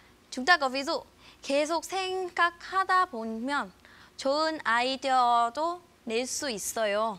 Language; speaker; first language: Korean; non-native, fluent; Vietnamese